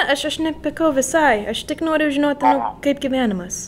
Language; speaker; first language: Lithuanian; early bilingual, other home language; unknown